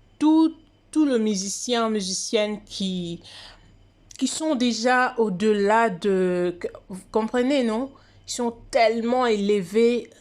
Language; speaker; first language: French; non-native, local second language; Lingala